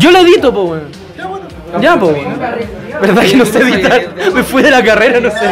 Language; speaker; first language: Spanish; native; Spanish